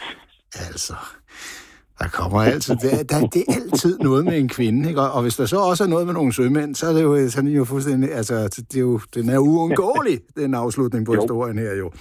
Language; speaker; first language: Danish; native; Danish